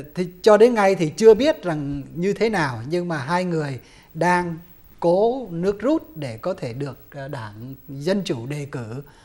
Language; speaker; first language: Vietnamese; native; Vietnamese